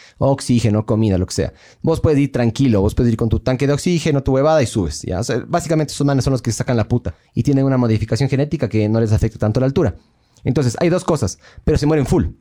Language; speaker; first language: Spanish; native; Spanish